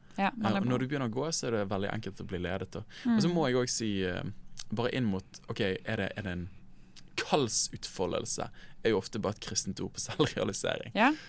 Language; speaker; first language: Norwegian; native; Norwegian